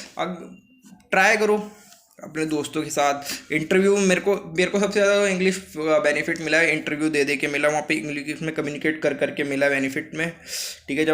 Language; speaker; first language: Hindi; native; Hindi